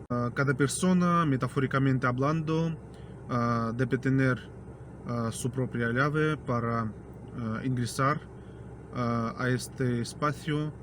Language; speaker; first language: Spanish; non-native, fluent; Russian